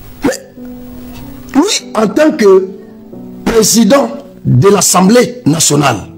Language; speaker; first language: French; non-native, local second language; Lingala